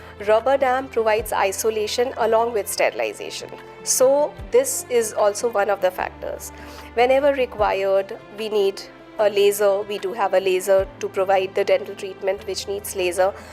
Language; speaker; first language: English; non-native, local second language; Hindi